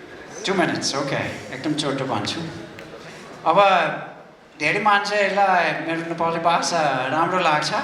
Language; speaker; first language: Nepali; non-native, fluent; English